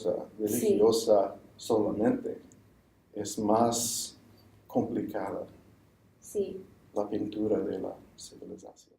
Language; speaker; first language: Spanish; non-native, fluent; English